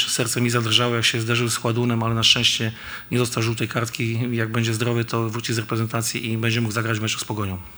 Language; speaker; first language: Polish; native; Polish